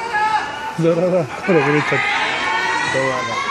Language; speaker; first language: Spanish; native; Spanish